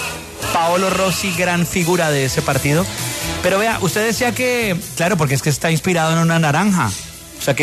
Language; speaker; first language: Spanish; native; Spanish